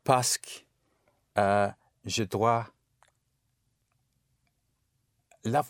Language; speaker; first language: French; non-native, learner; English